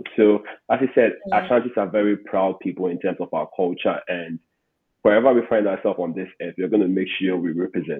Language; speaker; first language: English; non-native, local second language; Akan